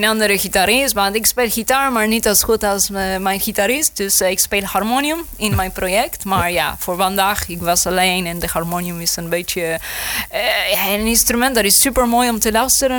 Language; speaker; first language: Dutch; non-native, learner; Spanish